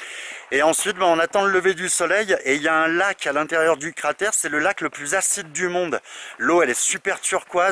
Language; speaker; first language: French; native; French